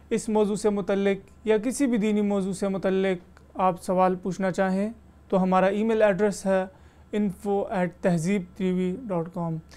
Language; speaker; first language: Urdu; native; Urdu